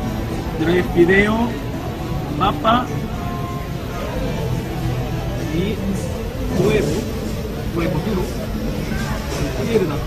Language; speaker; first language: Spanish; non-native, learner; Korean